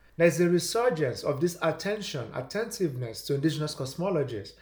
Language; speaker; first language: English; non-native, local second language; Igbo